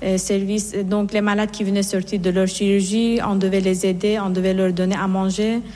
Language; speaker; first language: French; non-native, fluent; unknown